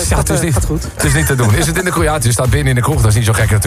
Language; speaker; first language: Dutch; native; Dutch